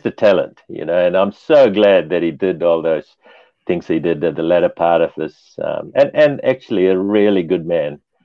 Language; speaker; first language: English; non-native, local second language; Tamil